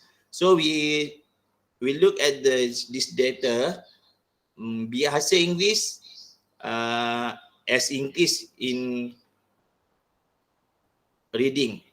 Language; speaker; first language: English; non-native, local second language; Malay